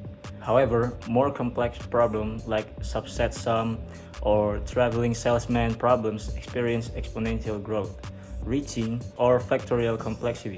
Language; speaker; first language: English; non-native, learner; Indonesian